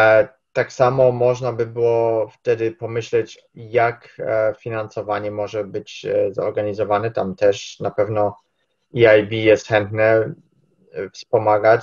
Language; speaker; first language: Polish; early bilingual, heritage; Polish